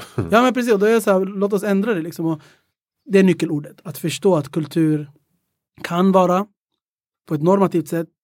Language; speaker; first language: Swedish; early bilingual, other home language; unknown